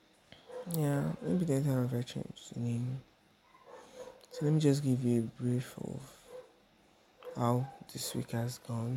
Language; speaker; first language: English; non-native, local second language; Yoruba